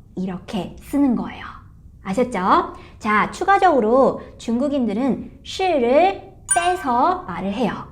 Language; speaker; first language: Korean; non-native, fluent; Chinese